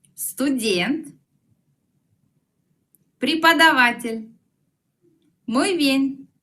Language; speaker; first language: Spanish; non-native, fluent; Russian